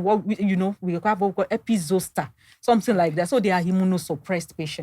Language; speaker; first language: English; non-native, local second language; Yoruba